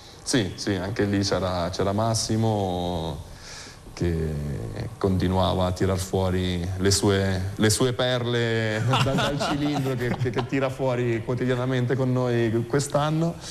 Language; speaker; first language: Italian; native; Italian